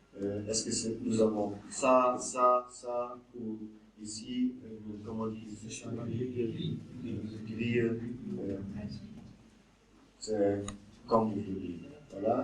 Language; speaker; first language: French; non-native, learner; German